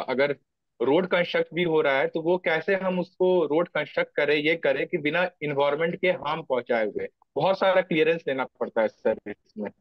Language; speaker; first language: Hindi; native; Hindi